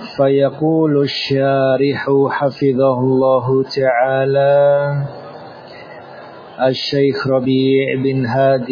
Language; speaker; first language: Arabic; non-native, fluent; Indonesian